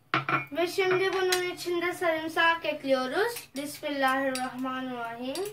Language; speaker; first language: Turkish; non-native, learner; Urdu